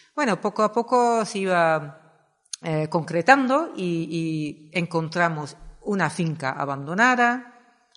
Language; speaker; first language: Spanish; non-native, fluent; Dutch